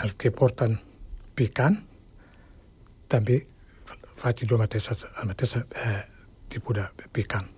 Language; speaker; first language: Catalan; non-native, fluent; Wolof